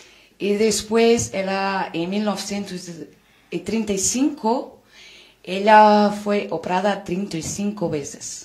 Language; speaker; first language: Spanish; non-native, learner; Portuguese